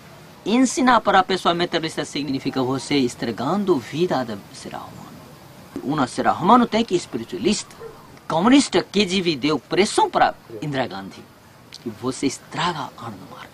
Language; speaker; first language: Portuguese; non-native, learner; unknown